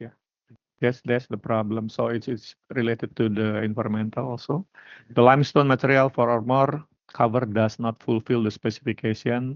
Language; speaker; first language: English; non-native, learner; Indonesian